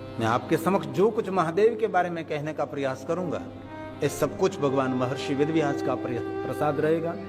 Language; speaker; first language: Hindi; non-native, local second language; Gujarati